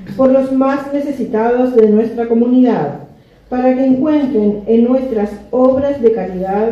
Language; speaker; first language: Spanish; native; Spanish